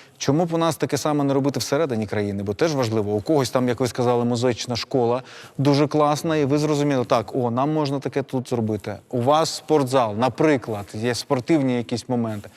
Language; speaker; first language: Ukrainian; non-native, local second language; Russian